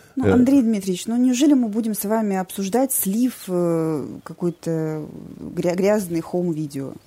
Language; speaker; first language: Russian; native; Russian